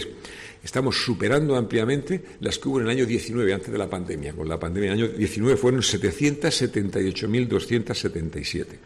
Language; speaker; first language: Spanish; native; Spanish